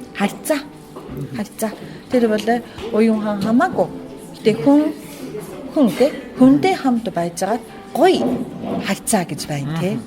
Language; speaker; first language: Mongolian; non-native, fluent; Japanese